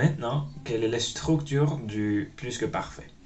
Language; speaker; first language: French; non-native, learner; Spanish